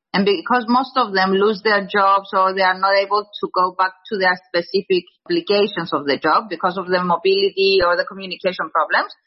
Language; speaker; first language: English; non-native, fluent; Greek